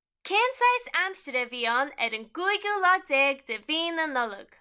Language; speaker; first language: Irish; non-native, local second language; English